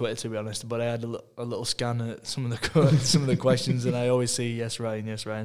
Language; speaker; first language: English; native; English